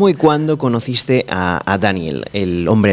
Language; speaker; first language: Spanish; native; Spanish